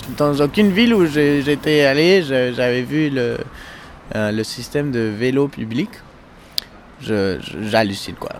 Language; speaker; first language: French; non-native, fluent; Spanish